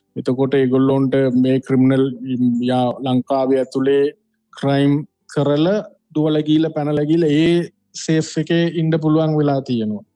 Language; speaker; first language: Sinhala; non-native, local second language; Tamil